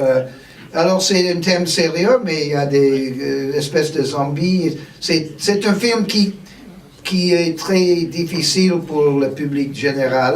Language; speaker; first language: French; non-native, fluent; English